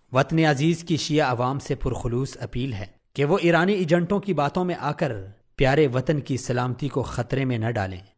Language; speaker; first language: Urdu; native; Urdu